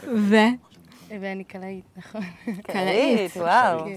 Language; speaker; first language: Hebrew; non-native, learner; Portuguese